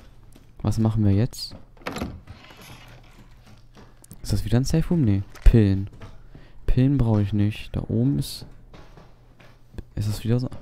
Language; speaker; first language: German; native; German